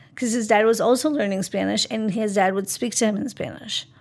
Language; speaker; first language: English; early bilingual, other home language; Spanish